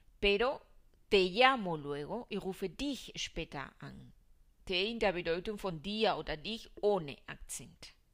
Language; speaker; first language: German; non-native, fluent; Spanish